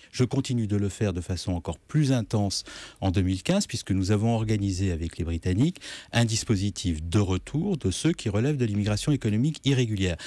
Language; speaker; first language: French; native; French